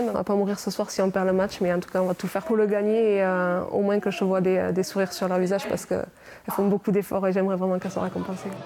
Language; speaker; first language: French; native; French